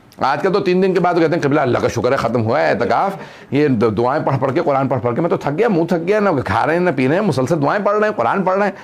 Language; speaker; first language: Urdu; native; Urdu